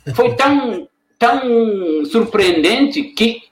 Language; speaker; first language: Portuguese; non-native, fluent; Wolof